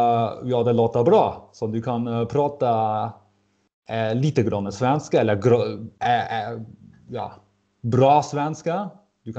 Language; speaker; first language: Swedish; non-native, learner; German